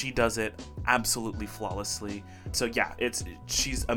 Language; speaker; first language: English; early bilingual, other home language; Portuguese